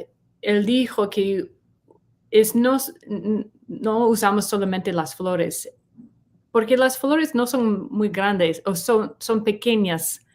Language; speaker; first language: Spanish; non-native, learner; English